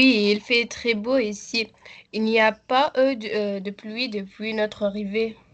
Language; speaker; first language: French; non-native, learner; Arabic